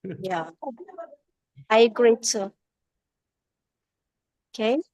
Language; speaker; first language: English; non-native, fluent; Indonesian